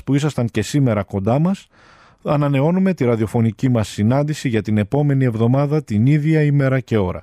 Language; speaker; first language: Greek; native; Greek